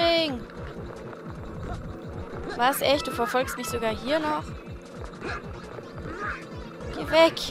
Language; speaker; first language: German; native; German